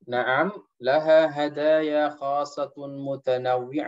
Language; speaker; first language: Arabic; non-native, fluent; Indonesian